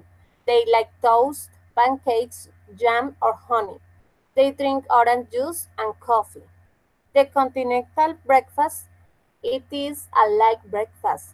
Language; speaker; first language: English; non-native, fluent; Spanish